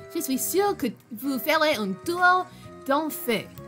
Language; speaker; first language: French; non-native, fluent; English